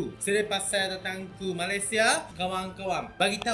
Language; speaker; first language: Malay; non-native, fluent; Japanese